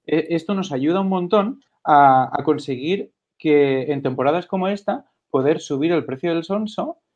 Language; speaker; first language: Spanish; non-native, local second language; Catalan